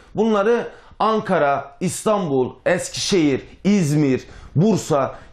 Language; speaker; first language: Turkish; native; Turkish